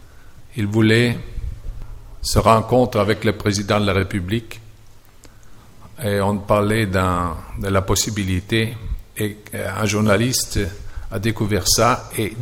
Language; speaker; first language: French; non-native, fluent; German